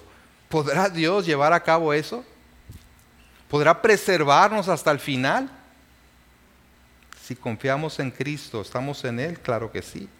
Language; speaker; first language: Spanish; native; Spanish